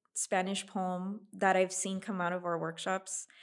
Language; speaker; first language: English; native; English